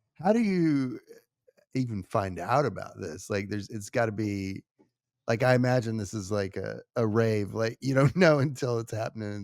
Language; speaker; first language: English; native; English